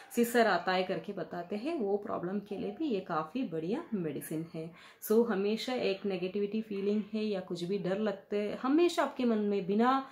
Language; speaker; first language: Hindi; non-native, local second language; Kannada